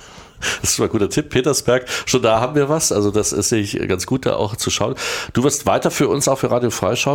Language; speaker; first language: German; native; German